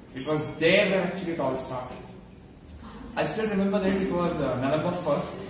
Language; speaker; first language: English; non-native, local second language; Kannada